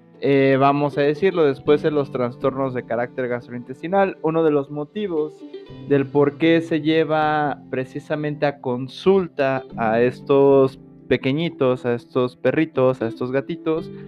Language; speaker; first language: Spanish; native; Spanish